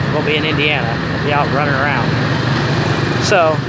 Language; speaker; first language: English; native; English